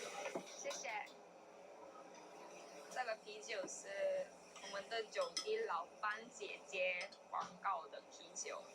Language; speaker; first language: Chinese; non-native, learner; Korean